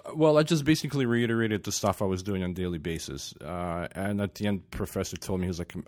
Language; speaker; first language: English; non-native, fluent; Ukrainian